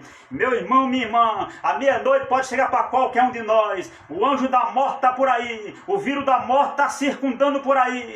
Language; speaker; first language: Portuguese; native; Portuguese